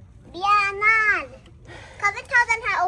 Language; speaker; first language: Swedish; early bilingual, other home language; Uzbek